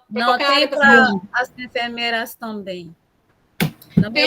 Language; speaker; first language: Portuguese; non-native, learner; Haitian Creole